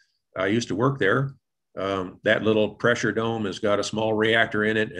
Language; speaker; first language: English; native; English